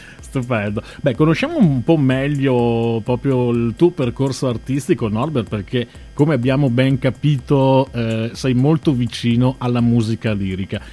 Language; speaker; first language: Italian; native; Italian